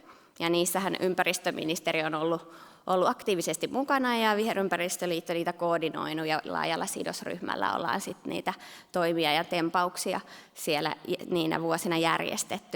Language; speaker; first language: Finnish; native; Finnish